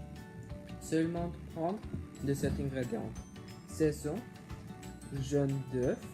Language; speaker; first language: French; non-native, learner; English